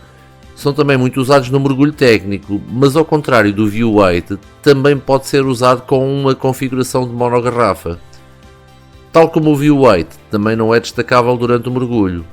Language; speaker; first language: Portuguese; native; Portuguese